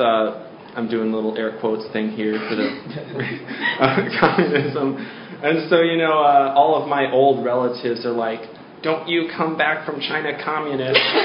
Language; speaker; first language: English; native; English